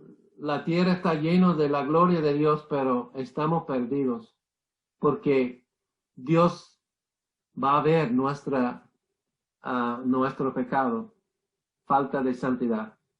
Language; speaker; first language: Spanish; non-native, fluent; English